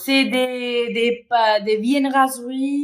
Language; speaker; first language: French; non-native, fluent; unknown